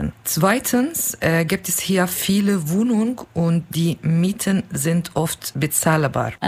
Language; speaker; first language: German; non-native, learner; Kurdish